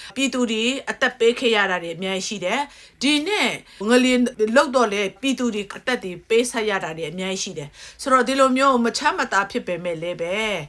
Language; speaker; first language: Burmese; native; Burmese